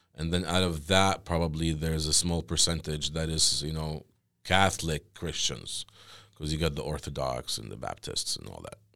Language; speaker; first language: English; non-native, fluent; Arabic